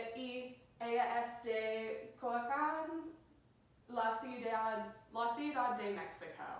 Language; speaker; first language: Spanish; non-native, learner; English